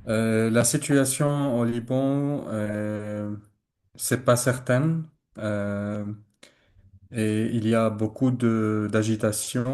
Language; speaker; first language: French; non-native, learner; Arabic